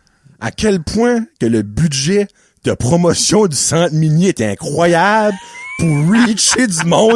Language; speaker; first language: French; native; French